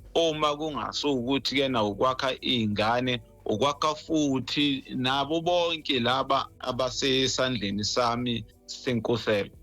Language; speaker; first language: Zulu; native; Zulu